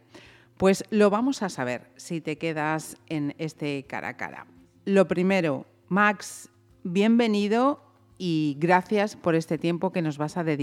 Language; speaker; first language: Spanish; native; Spanish